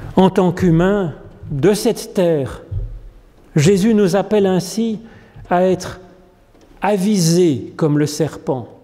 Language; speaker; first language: French; native; French